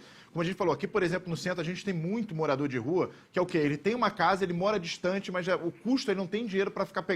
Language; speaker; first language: Portuguese; native; Portuguese